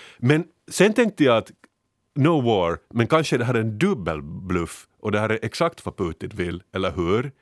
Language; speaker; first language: Swedish; native; Swedish